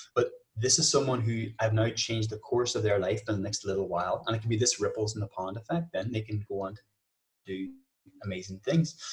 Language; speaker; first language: English; native; English